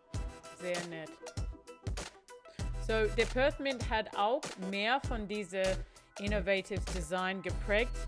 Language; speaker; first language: German; non-native, fluent; English